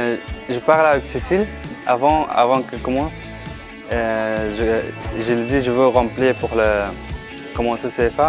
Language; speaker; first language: French; non-native, learner; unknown